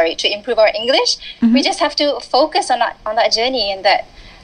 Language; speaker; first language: English; early bilingual, other home language; Malay